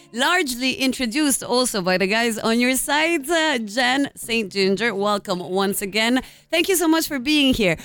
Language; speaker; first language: English; non-native, fluent; Italian